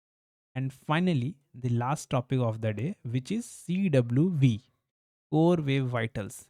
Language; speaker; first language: English; non-native, local second language; Hindi